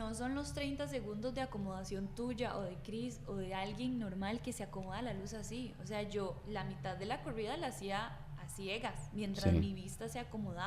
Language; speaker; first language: Spanish; native; Spanish